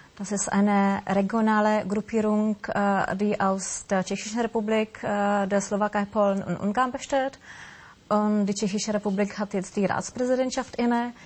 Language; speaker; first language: German; non-native, fluent; Czech